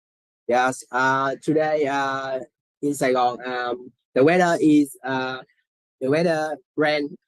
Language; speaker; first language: English; non-native, learner; Vietnamese